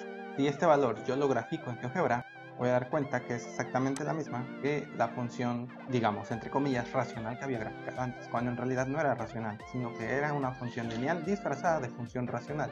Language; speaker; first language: Spanish; native; Spanish